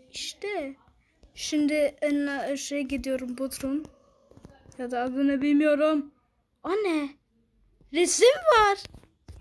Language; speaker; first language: Turkish; early bilingual, heritage; Turkish